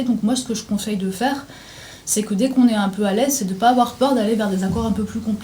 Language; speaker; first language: French; native; French